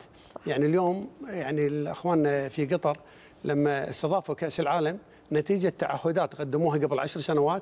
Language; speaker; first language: Arabic; native; Arabic